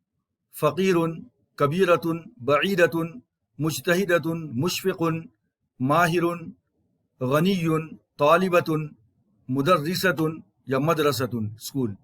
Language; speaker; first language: Arabic; non-native, fluent; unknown